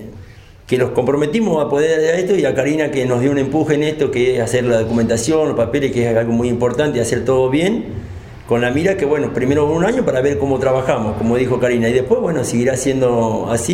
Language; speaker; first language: Spanish; native; Spanish